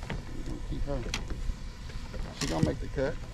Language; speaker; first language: English; native; English